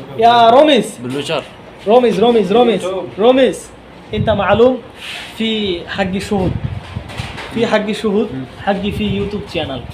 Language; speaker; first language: Arabic; non-native, learner; Bangla